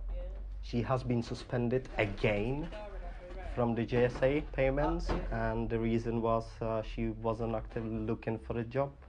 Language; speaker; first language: English; non-native, fluent; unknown